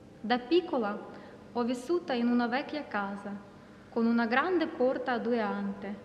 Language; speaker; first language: Italian; non-native, fluent; Ukrainian